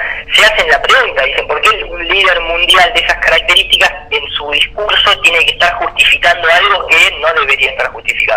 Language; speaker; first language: Spanish; native; Spanish